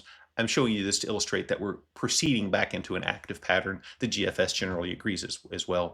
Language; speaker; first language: English; native; English